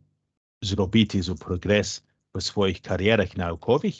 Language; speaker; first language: Ukrainian; non-native, learner; English